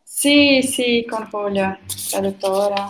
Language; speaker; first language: Spanish; non-native, fluent; Portuguese